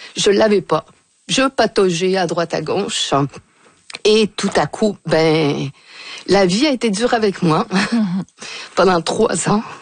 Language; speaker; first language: French; early bilingual, other home language; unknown